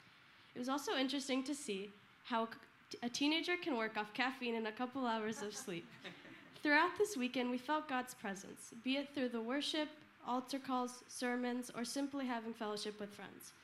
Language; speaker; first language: English; early bilingual, other home language; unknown